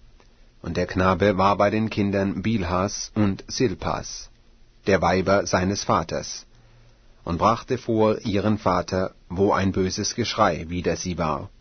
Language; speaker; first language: German; native; German